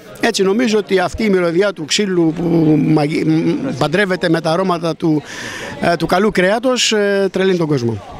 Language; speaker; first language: Greek; native; Greek